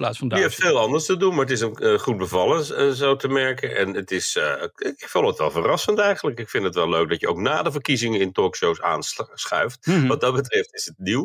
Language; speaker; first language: Dutch; native; Dutch